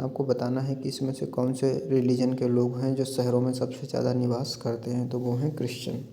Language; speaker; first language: Hindi; native; Hindi